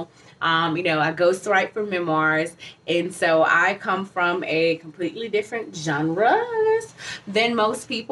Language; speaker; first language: English; native; English